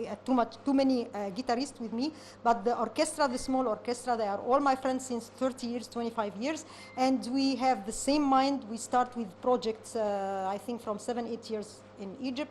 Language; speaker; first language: English; non-native, learner; Arabic